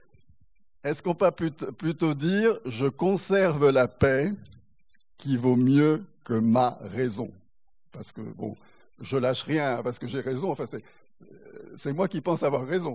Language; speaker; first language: French; native; French